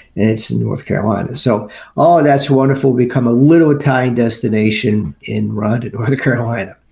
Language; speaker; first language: English; native; English